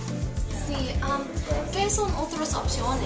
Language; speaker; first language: Spanish; non-native, learner; English